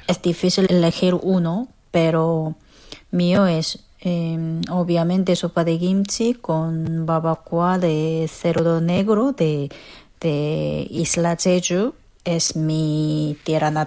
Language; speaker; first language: Spanish; non-native, fluent; Korean